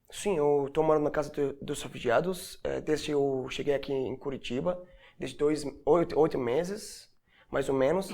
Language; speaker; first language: Portuguese; non-native, learner; Arabic